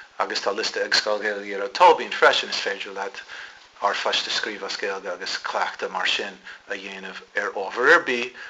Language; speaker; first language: Irish; non-native, fluent; English